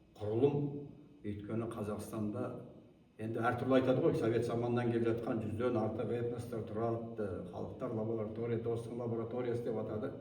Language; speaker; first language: Kazakh; native; Kazakh